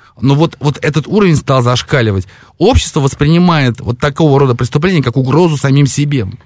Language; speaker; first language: Russian; native; Russian